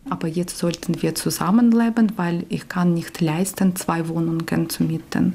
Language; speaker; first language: German; non-native, learner; Ukrainian